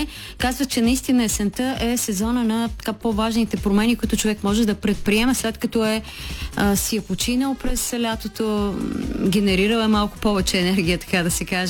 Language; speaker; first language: Bulgarian; native; Bulgarian